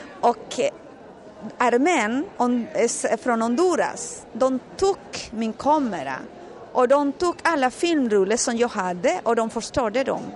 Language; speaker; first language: Swedish; non-native, fluent; Spanish